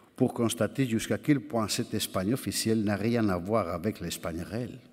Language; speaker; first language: French; non-native, fluent; Spanish